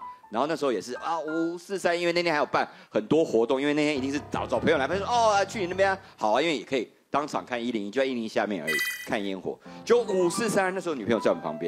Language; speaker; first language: Chinese; native; Chinese